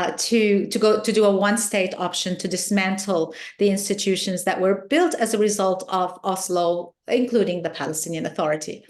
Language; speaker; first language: English; non-native, fluent; Arabic